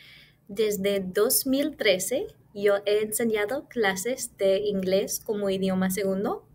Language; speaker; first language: Spanish; early bilingual, heritage; English